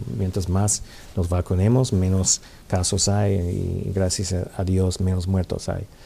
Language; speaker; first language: Spanish; non-native, fluent; English